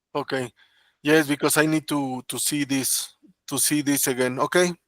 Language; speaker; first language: English; non-native, learner; Spanish